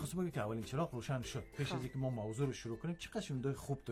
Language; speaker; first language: Persian; native; Persian